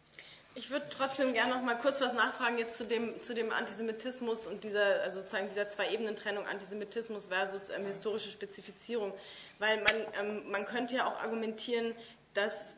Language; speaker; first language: German; native; German